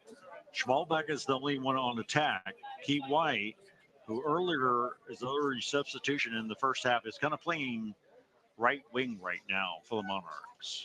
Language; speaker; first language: English; native; English